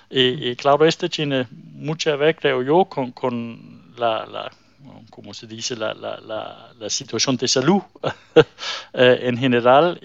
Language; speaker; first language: Spanish; non-native, fluent; Danish